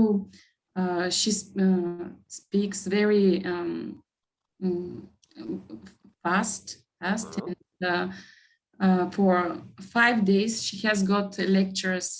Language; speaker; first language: English; non-native, learner; Bulgarian